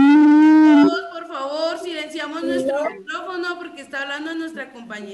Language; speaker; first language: Spanish; native; Spanish